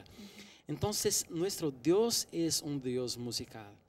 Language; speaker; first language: Spanish; non-native, fluent; Portuguese